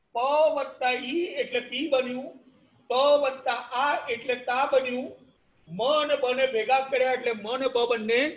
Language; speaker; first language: Gujarati; native; Gujarati